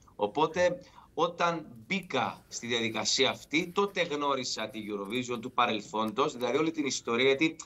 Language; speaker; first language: Greek; native; Greek